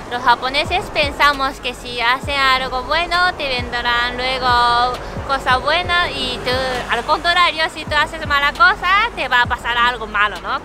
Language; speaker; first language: Spanish; non-native, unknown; Japanese